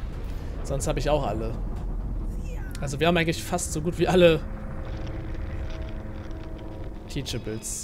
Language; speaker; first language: German; native; German